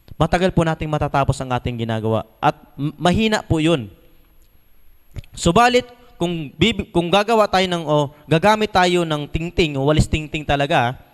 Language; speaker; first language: Filipino; non-native, local second language; Masbatenyo